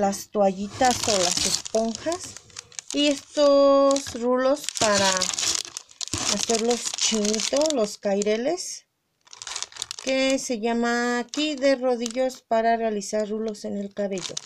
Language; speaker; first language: Spanish; native; Spanish